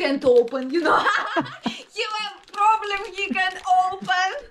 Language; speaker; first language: English; non-native, learner; Russian